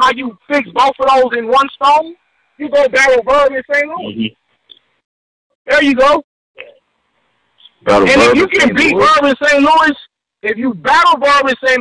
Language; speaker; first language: English; native; English